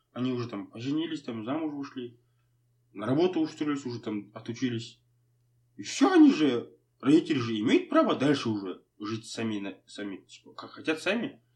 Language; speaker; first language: Russian; non-native, local second language; Kazakh